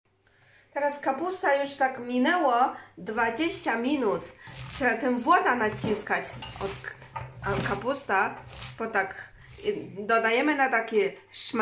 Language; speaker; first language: Polish; non-native, learner; Chinese